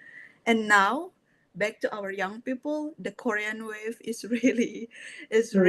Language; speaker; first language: English; non-native, fluent; Indonesian